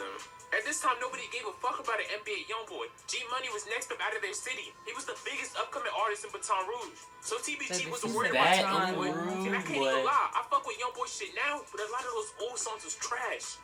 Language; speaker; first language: English; native; English